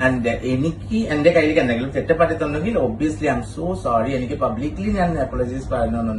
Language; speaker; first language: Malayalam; non-native, fluent; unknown